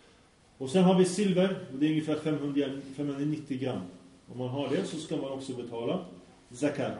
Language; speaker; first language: Swedish; early bilingual, other home language; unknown